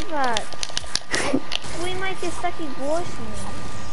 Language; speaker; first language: Polish; early bilingual, heritage; Polish